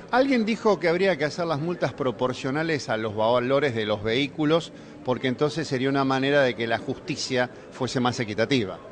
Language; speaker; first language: Spanish; native; Spanish